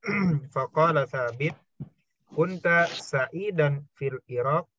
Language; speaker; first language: Arabic; non-native, learner; Indonesian